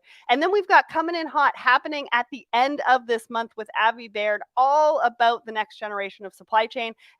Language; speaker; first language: English; native; English